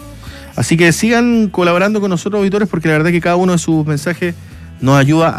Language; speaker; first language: Spanish; native; Spanish